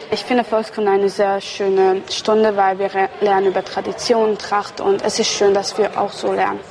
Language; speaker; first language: German; early bilingual, other home language; Hungarian